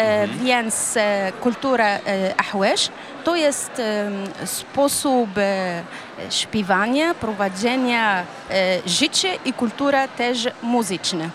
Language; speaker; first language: Polish; non-native, fluent; Arabic